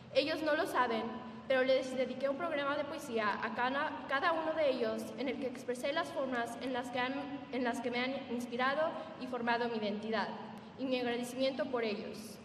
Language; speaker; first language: Spanish; early bilingual, heritage; Spanish